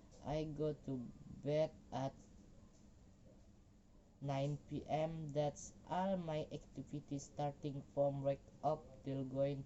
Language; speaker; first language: English; non-native, learner; Indonesian